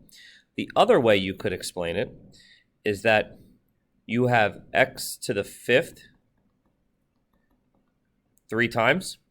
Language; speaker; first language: English; native; English